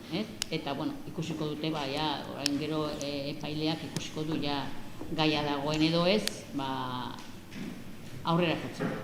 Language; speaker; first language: Basque; non-native, local second language; Spanish